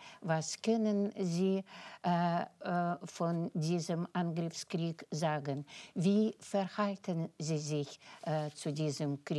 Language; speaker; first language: German; non-native, fluent; Russian